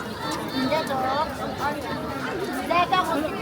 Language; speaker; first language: Chinese; non-native, local second language; Uyghur